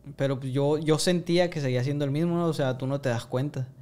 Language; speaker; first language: Spanish; native; Spanish